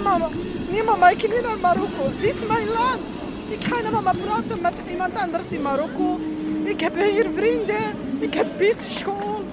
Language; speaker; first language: Dutch; non-native, learner; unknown